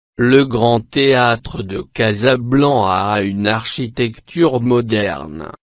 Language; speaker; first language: French; non-native, local second language; Arabic